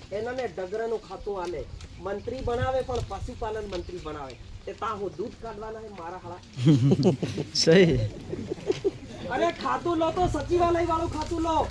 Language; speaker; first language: Gujarati; non-native, local second language; Bhili